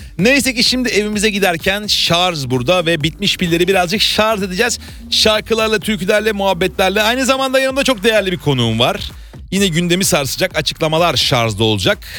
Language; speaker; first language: Turkish; native; Turkish